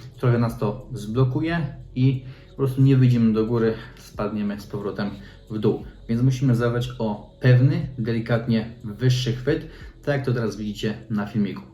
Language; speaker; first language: Polish; native; Polish